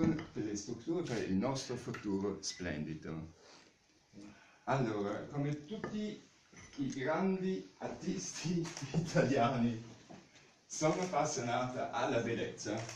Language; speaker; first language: Italian; non-native, learner; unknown